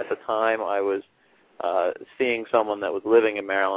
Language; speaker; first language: English; native; English